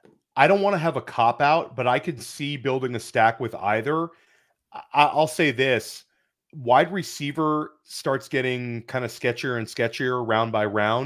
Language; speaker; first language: English; native; English